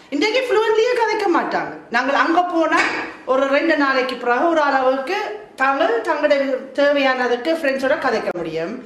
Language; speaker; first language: Tamil; non-native, fluent; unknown